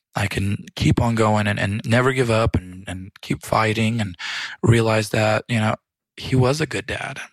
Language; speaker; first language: English; early bilingual, other home language; Romanian